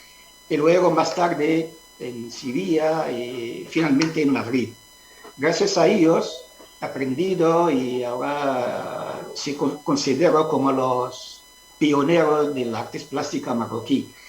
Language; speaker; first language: Spanish; non-native, fluent; Arabic